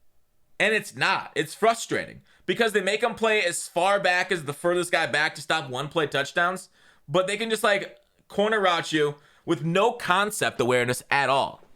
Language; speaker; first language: English; native; English